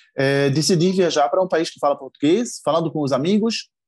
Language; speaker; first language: Portuguese; non-native, fluent; Arabic